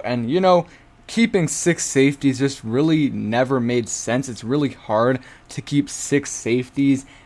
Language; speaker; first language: English; native; English